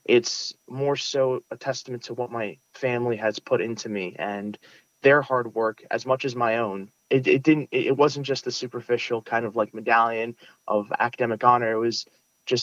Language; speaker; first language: English; early bilingual, other home language; Russian